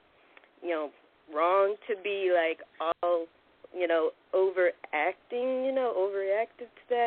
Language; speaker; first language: English; native; English